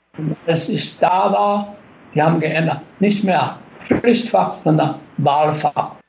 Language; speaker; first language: German; non-native, fluent; Chinese